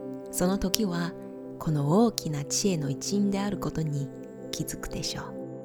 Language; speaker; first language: Japanese; native; Japanese